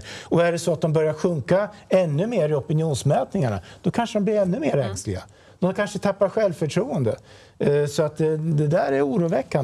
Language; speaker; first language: Swedish; native; Swedish